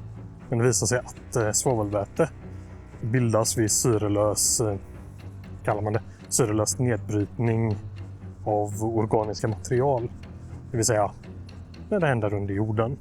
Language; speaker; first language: Swedish; native; Swedish